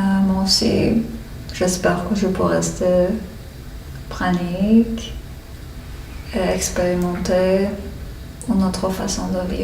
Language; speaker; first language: French; non-native, learner; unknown